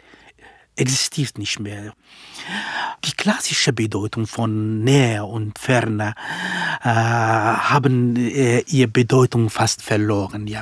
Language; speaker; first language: German; non-native, fluent; Kurdish